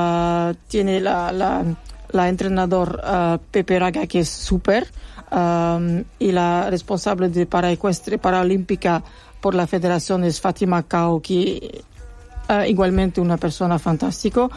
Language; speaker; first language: Spanish; non-native, learner; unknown